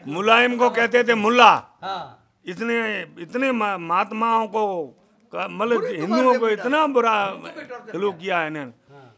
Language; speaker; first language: Hindi; native; Hindi